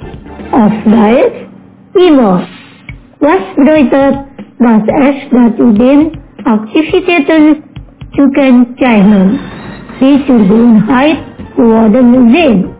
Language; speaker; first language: German; non-native, learner; Indonesian